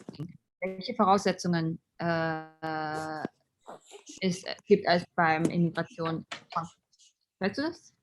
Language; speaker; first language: German; non-native, fluent; Indonesian